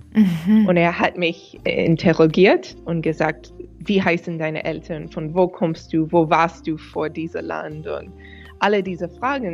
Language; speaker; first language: German; non-native, fluent; English